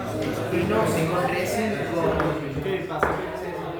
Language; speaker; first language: Spanish; native; Spanish